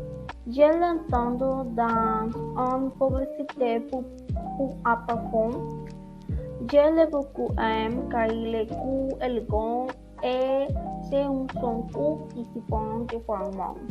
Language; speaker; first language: French; non-native, learner; Spanish